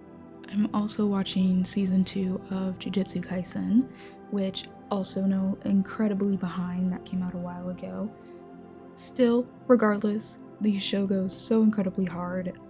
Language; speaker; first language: English; native; English